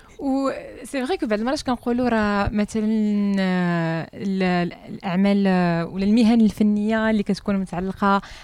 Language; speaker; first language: Arabic; native; Arabic